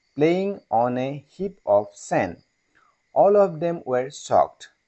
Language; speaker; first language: English; non-native, local second language; Assamese